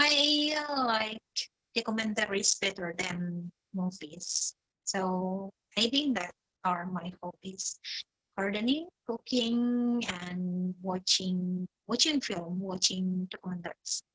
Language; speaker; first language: English; non-native, fluent; Indonesian